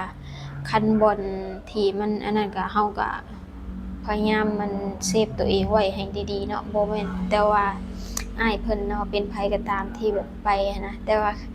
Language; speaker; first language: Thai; non-native, local second language; Lao